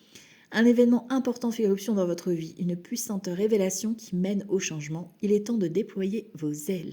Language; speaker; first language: French; native; French